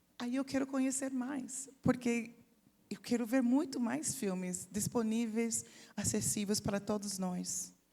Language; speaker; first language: Portuguese; non-native, fluent; English